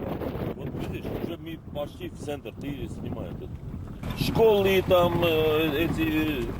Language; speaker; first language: Russian; non-native, local second language; Armenian